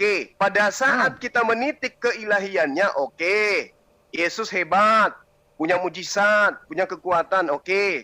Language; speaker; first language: Indonesian; native; Indonesian